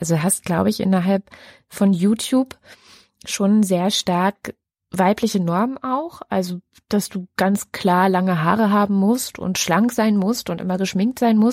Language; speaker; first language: German; native; German